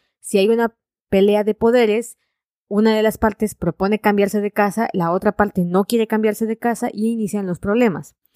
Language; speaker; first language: Spanish; native; Spanish